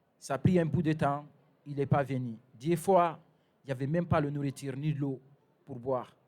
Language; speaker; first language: French; non-native, fluent; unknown